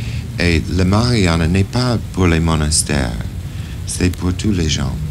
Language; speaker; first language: French; non-native, fluent; English